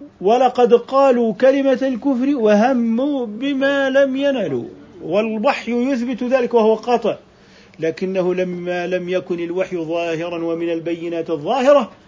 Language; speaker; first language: Arabic; native; Arabic